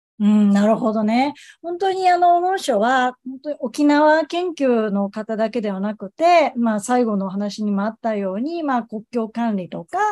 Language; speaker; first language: Japanese; native; Japanese